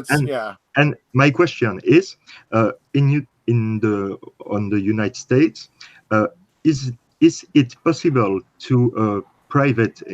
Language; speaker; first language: English; non-native, learner; French